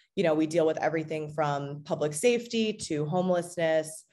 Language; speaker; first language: English; native; English